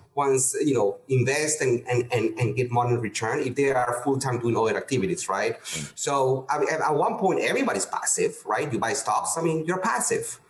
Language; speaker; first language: English; non-native, fluent; Spanish